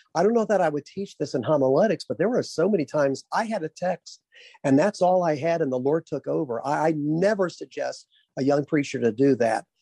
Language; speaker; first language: English; native; English